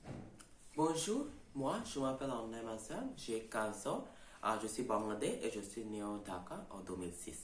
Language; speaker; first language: French; non-native, learner; Bangla